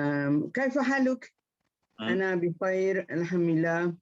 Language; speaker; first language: Arabic; non-native, learner; Malay